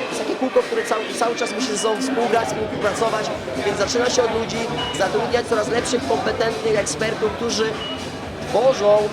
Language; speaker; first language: Polish; native; Polish